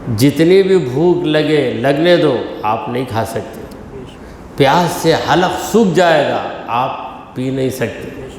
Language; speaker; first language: Urdu; native; Urdu